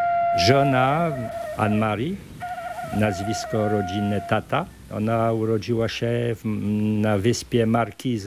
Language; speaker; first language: Polish; early bilingual, heritage; French